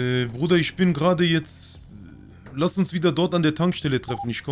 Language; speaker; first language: German; early bilingual, other home language; Turkish